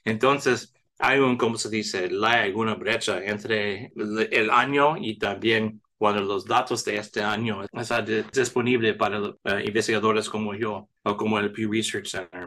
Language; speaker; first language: Spanish; early bilingual, heritage; English